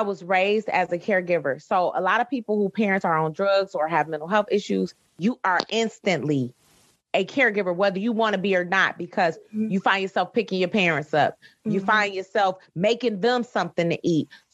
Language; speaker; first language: English; native; English